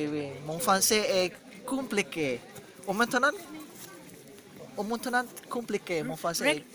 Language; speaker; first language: French; non-native, learner; Cebuano